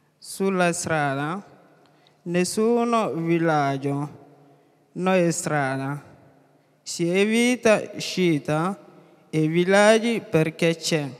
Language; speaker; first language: Italian; non-native, learner; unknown